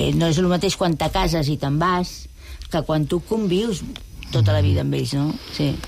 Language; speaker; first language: Catalan; non-native, local second language; Spanish